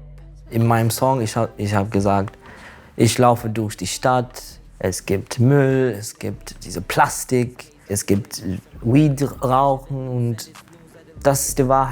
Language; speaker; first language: German; non-native, learner; Turkish